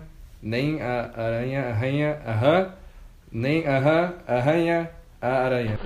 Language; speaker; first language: Portuguese; non-native, fluent; German